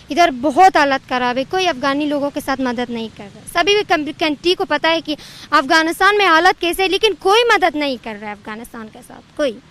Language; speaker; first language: Hindi; non-native, learner; Persian